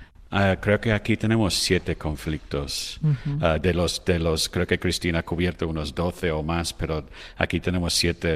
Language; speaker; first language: Spanish; non-native, fluent; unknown